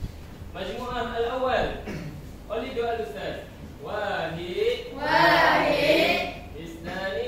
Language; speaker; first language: Arabic; non-native, learner; Malay